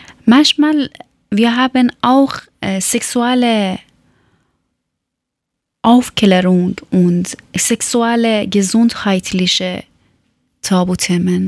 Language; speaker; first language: German; non-native, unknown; Persian